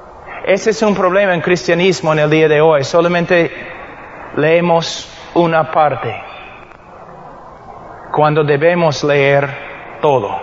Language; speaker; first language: Spanish; non-native, fluent; English